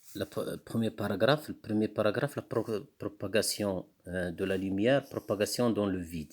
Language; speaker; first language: French; non-native, local second language; Arabic